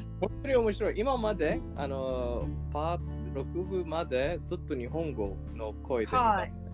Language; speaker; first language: Japanese; non-native, learner; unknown